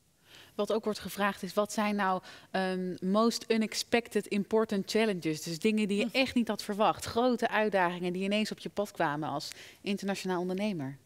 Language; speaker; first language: Dutch; native; Dutch